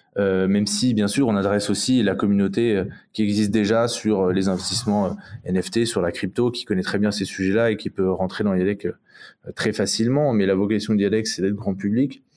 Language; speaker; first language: French; native; French